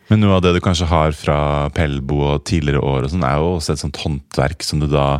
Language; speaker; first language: Norwegian; native; Norwegian